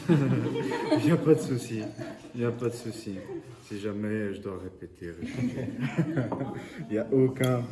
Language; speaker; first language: French; native; French